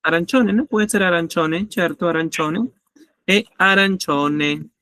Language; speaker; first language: Italian; non-native, learner; Spanish